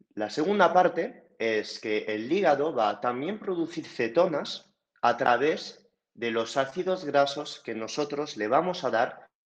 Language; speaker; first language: Spanish; non-native, fluent; French